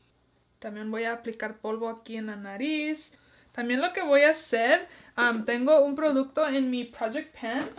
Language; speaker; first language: Spanish; early bilingual, heritage; Spanish